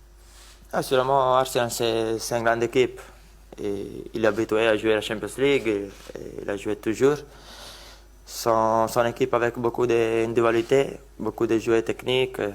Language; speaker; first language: French; non-native, learner; Italian